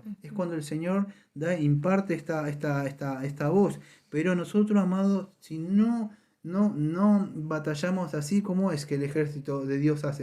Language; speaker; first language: Spanish; native; Spanish